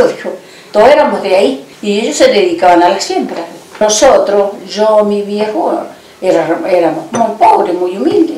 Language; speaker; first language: Spanish; native; Spanish